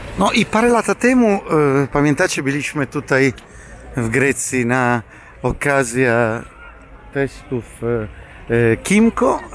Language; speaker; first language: Polish; non-native, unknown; Italian